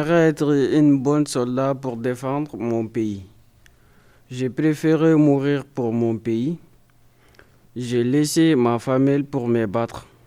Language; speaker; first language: French; non-native, learner; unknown